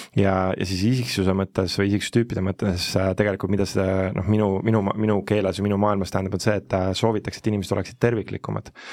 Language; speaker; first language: Estonian; native; Estonian